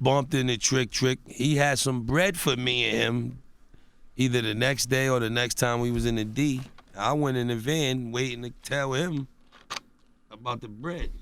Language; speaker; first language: English; native; English